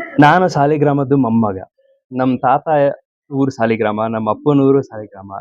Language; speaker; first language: Kannada; early bilingual, heritage; Kannada